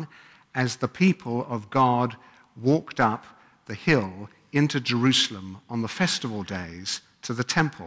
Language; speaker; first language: English; native; English